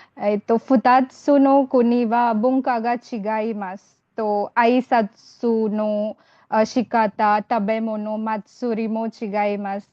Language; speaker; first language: Japanese; non-native, learner; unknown